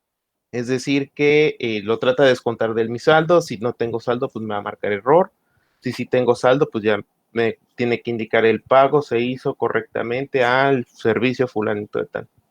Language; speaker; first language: Spanish; native; Spanish